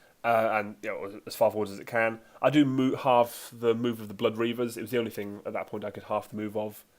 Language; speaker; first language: English; native; English